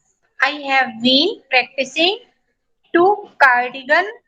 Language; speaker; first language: English; non-native, learner; Hindi